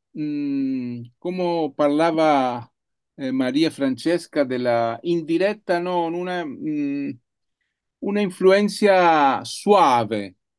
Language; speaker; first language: Italian; non-native, learner; Spanish